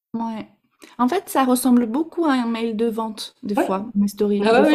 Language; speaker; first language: French; non-native, fluent; Portuguese